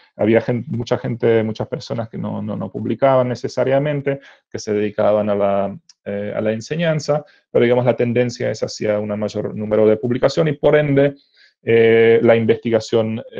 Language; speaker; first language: Spanish; non-native, fluent; Czech